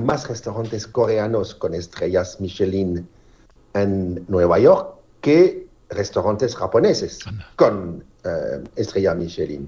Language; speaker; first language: Spanish; non-native, fluent; French